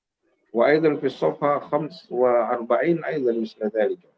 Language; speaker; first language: Arabic; non-native, fluent; Indonesian